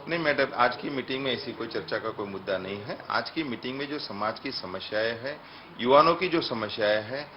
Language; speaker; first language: Hindi; non-native, local second language; Gujarati